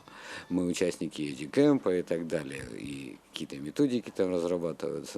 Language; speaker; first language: Russian; native; Russian